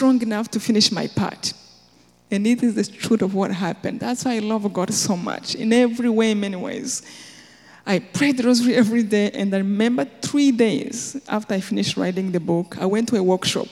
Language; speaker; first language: English; non-native, local second language; Kinyarwanda